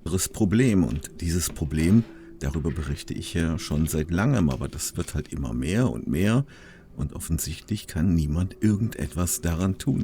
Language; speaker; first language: German; native; German